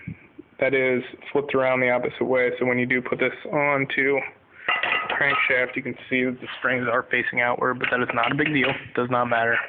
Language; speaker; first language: English; native; English